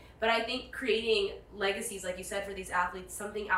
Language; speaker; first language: English; native; English